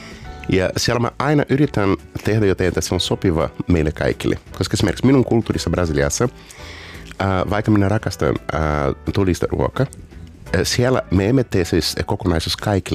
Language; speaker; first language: Finnish; non-native, learner; Portuguese